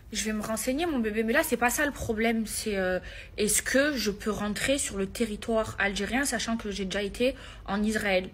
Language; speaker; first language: French; native; French